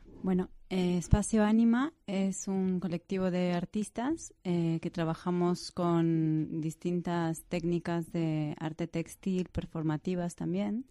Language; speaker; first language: Spanish; native; Spanish